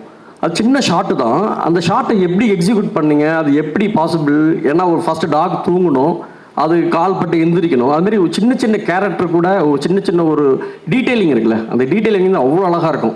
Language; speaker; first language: Tamil; native; Tamil